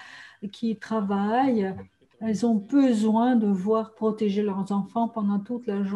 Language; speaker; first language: French; non-native, fluent; German